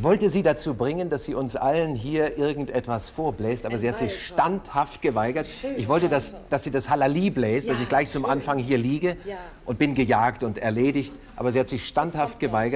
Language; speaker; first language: German; native; German